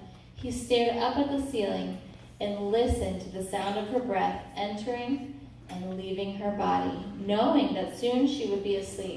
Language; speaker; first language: English; native; English